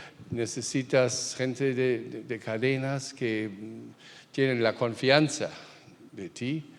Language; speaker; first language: Spanish; non-native, fluent; German